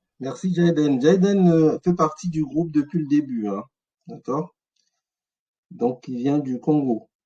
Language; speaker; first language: French; non-native, local second language; Ewe